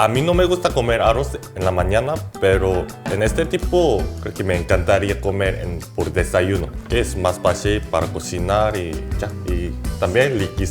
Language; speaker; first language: Spanish; non-native, learner; Korean